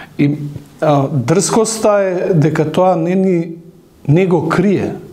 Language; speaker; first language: Macedonian; non-native, local second language; Albanian